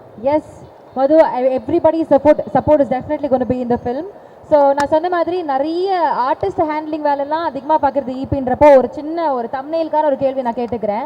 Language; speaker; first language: Tamil; native; Tamil